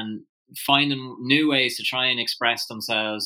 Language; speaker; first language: English; native; English